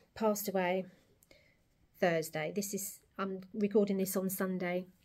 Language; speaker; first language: English; native; English